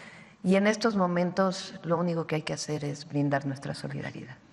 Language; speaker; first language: Spanish; native; Spanish